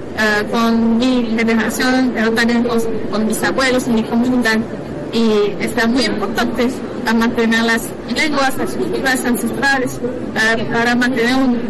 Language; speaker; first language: Spanish; non-native, learner; French